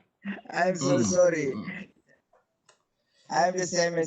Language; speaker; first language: English; non-native, fluent; Indonesian